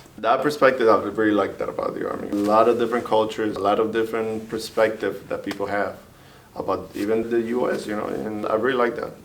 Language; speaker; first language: English; early bilingual, other home language; Spanish